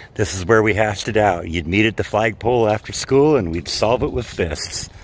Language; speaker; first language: English; native; English